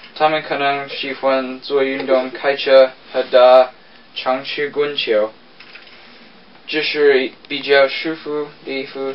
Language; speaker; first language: Chinese; non-native, learner; English